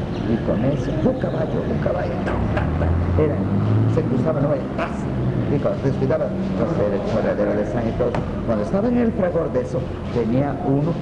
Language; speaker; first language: Spanish; native; Spanish